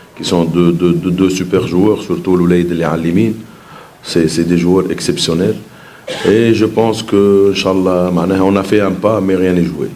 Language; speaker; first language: French; non-native, local second language; Arabic